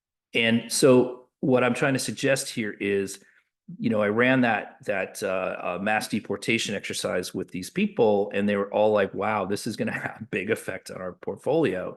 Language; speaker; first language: English; native; English